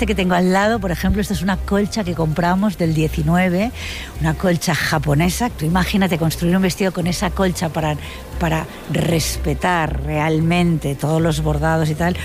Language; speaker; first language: Spanish; non-native, local second language; Catalan